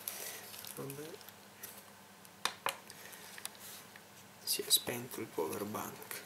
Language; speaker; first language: Italian; non-native, fluent; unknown